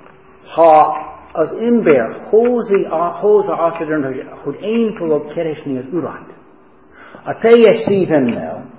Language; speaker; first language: Hungarian; non-native, fluent; English